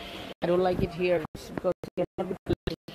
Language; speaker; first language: English; non-native, learner; Hindi